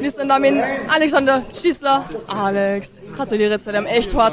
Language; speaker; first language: German; native; German